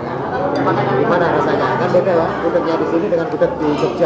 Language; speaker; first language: Indonesian; native; Indonesian